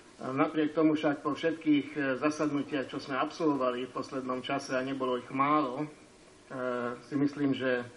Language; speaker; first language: Slovak; non-native, local second language; Hungarian